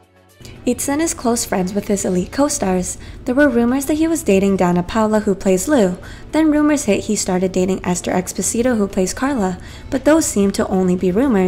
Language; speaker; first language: English; native; English